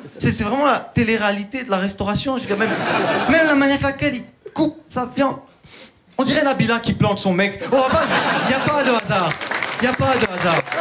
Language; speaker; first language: French; early bilingual, other home language; Turkish